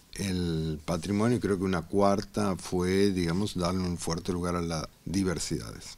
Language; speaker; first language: Spanish; native; Spanish